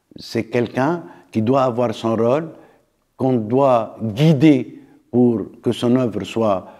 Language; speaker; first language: French; non-native, local second language; Arabic